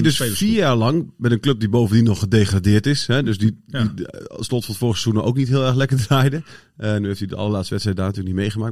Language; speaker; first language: Dutch; native; Dutch